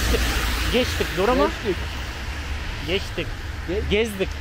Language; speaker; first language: Turkish; non-native, learner; Kazakh